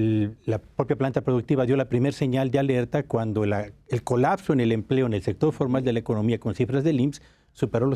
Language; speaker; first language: Spanish; native; Spanish